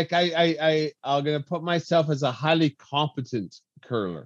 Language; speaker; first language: English; native; English